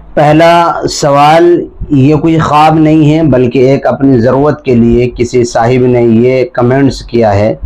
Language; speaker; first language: Hindi; native; Hindi